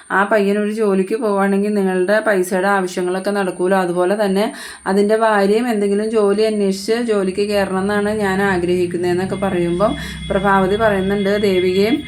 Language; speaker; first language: Malayalam; native; Malayalam